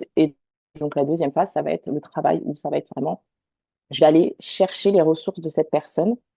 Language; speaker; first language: French; native; French